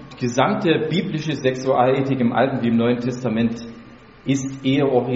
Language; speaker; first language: German; native; German